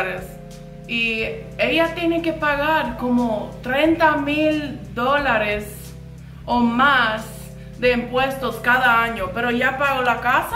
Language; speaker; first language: Spanish; non-native, fluent; English